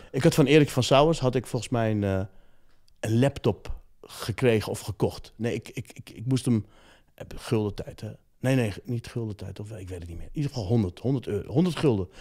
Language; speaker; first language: Dutch; early bilingual, other home language; Riffian